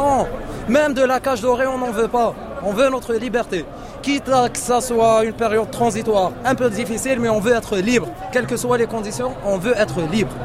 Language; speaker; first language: French; non-native, local second language; Arabic